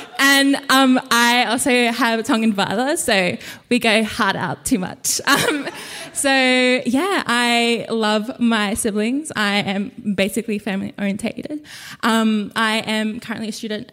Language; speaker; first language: English; non-native, local second language; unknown